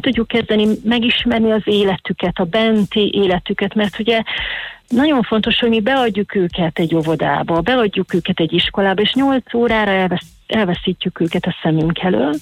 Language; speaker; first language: Hungarian; native; Hungarian